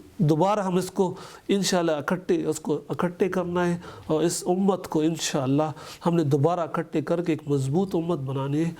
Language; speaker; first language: Urdu; non-native, local second language; Pashto